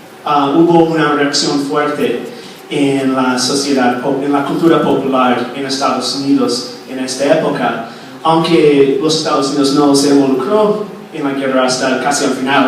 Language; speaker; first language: Spanish; non-native, fluent; English